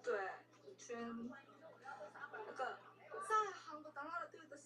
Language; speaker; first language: Chinese; non-native, learner; Korean